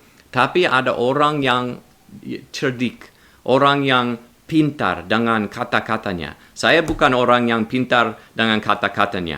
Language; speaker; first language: Indonesian; non-native, learner; English